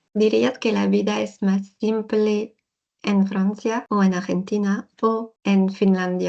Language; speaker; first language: Spanish; non-native, learner; French